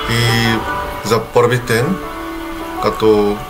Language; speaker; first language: Bulgarian; non-native, learner; Korean